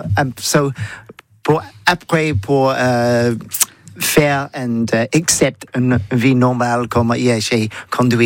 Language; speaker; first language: French; non-native, learner; English